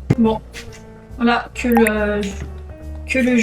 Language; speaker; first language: French; native; French